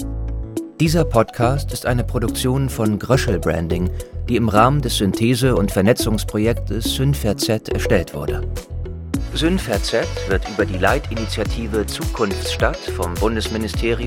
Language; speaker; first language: German; native; German